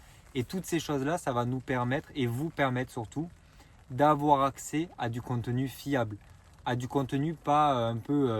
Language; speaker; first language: French; native; French